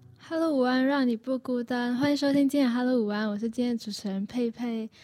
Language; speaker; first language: Chinese; native; Chinese